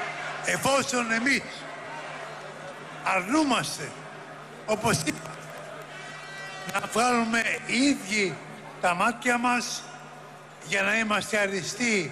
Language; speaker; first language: Greek; native; Greek